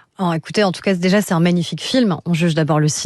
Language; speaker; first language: French; native; French